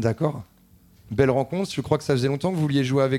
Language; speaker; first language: French; native; French